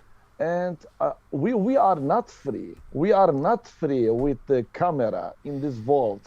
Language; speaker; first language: English; non-native, learner; Turkish